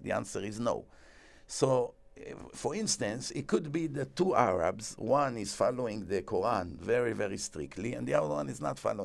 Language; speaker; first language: English; non-native, fluent; Hebrew